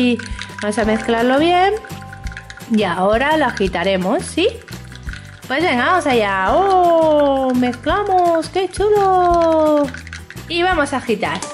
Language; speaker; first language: Spanish; native; Spanish